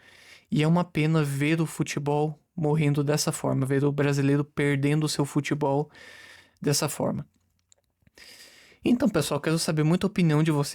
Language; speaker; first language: Portuguese; native; Portuguese